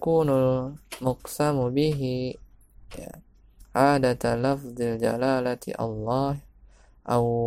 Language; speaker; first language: Arabic; non-native, fluent; Indonesian